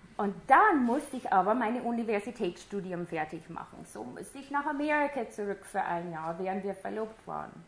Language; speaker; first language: German; non-native, fluent; English